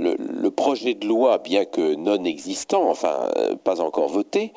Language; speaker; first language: French; native; French